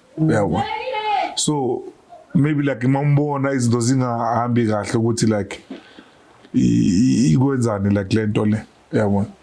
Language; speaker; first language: Zulu; native; Zulu